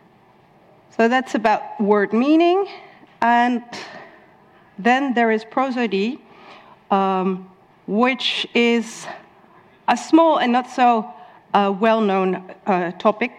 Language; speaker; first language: English; non-native, fluent; Dutch